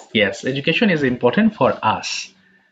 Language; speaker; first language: English; non-native, fluent; Bangla